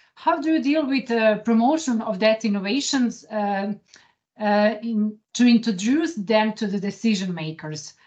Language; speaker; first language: English; non-native, fluent; Croatian